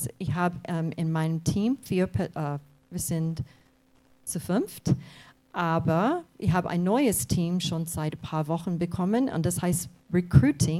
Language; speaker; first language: German; non-native, fluent; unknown